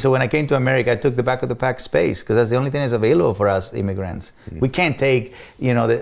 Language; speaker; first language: English; non-native, fluent; Spanish